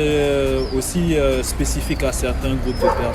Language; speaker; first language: French; non-native, local second language; Bambara